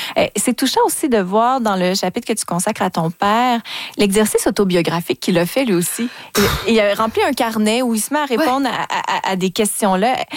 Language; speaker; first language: French; native; French